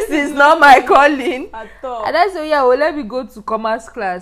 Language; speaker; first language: English; non-native, local second language; Yoruba